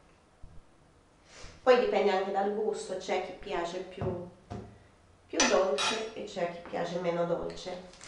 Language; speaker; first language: Italian; non-native, fluent; Portuguese